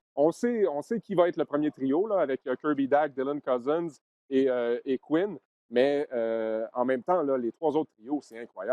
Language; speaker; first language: French; native; French